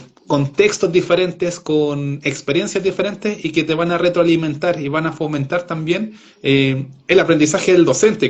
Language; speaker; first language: Spanish; native; Spanish